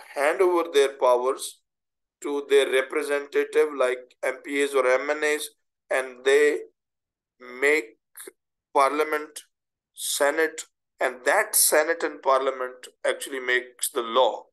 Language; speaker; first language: English; non-native, local second language; Urdu